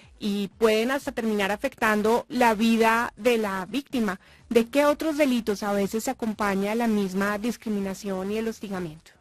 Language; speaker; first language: Spanish; native; Spanish